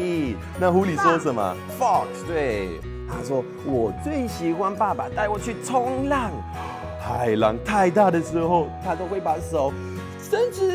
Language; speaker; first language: Chinese; non-native, fluent; Swedish